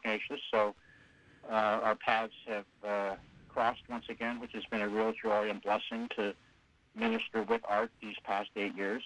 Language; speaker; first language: English; native; English